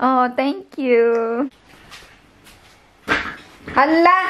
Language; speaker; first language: English; non-native, learner; Filipino